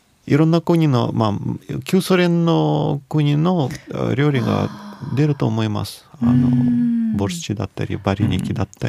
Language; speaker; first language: Japanese; non-native, fluent; Russian